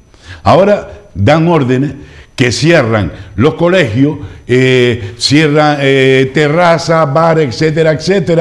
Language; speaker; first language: Spanish; native; Spanish